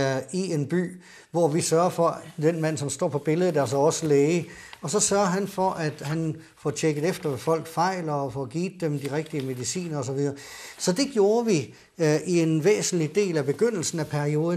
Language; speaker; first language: Danish; native; Danish